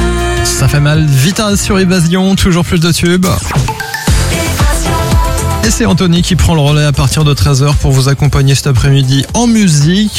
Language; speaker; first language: French; native; French